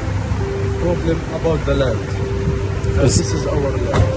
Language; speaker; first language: English; non-native, learner; Arabic